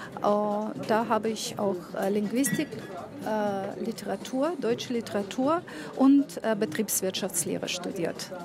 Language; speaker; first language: German; non-native, fluent; Russian